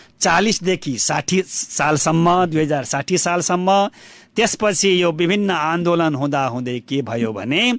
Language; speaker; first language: Nepali; non-native, local second language; Bhojpuri